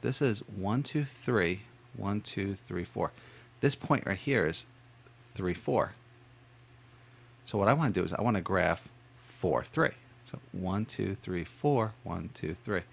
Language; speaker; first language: English; native; English